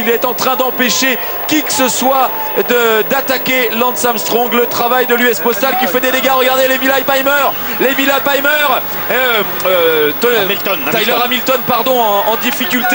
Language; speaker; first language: French; native; French